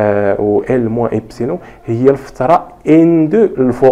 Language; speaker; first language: Arabic; native; Arabic